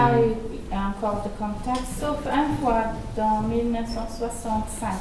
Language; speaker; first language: French; early bilingual, heritage; English